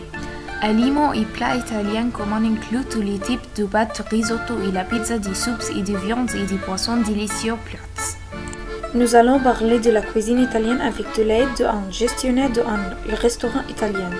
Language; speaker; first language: French; non-native, learner; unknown